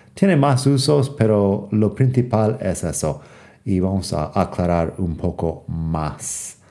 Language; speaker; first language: Spanish; non-native, fluent; English